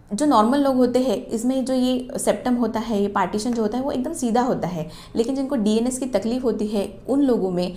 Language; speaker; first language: Hindi; non-native, local second language; Marathi